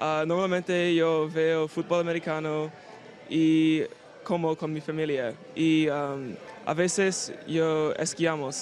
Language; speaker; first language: Spanish; non-native, learner; English